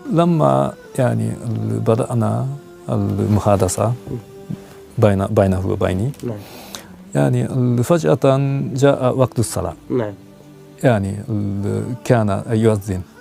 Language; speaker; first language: Arabic; non-native, learner; Japanese